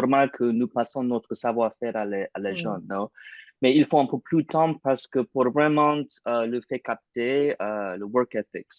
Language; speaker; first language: French; non-native, fluent; English